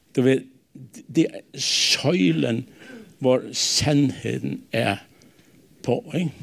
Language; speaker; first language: Danish; non-native, local second language; Faroese